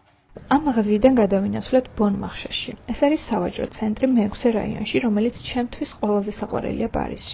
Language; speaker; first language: Georgian; native; Georgian